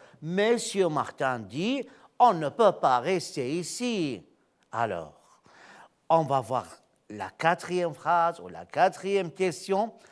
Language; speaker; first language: French; non-native, fluent; Arabic